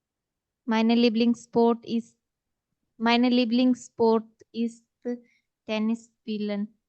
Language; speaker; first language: German; non-native, learner; Hindi